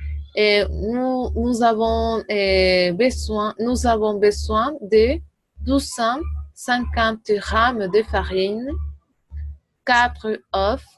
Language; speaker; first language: French; non-native, learner; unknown